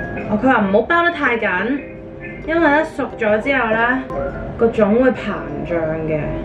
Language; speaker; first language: Cantonese; early bilingual, other home language; English